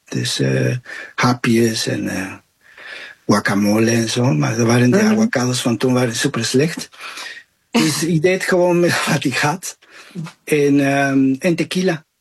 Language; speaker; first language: Dutch; non-native, fluent; Spanish